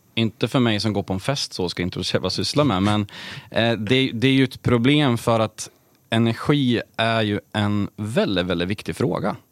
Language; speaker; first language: Swedish; native; Swedish